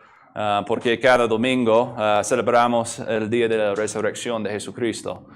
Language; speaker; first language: Spanish; non-native, fluent; English